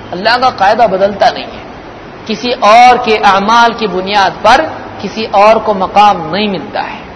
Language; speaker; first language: Urdu; native; Urdu